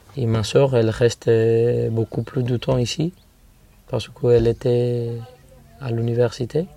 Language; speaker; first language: French; non-native, fluent; Spanish